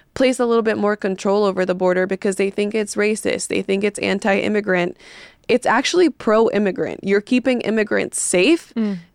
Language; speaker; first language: English; early bilingual, other home language; Spanish